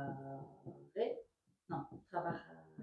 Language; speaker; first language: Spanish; non-native, learner; French